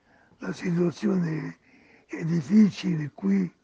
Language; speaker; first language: Italian; non-native, fluent; Spanish